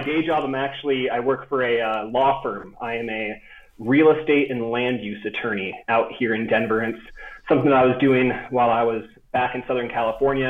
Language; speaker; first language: English; native; English